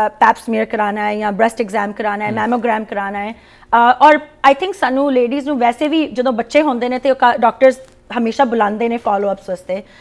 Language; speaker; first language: Punjabi; early bilingual, heritage; Punjabi